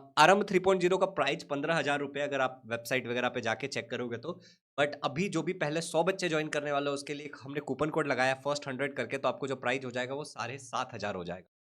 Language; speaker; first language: Hindi; native; Hindi